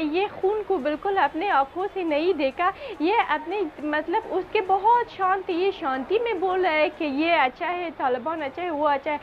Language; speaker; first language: Hindi; non-native, learner; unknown